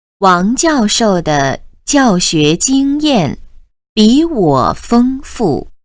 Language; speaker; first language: Chinese; native; Chinese